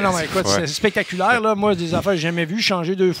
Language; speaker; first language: French; native; French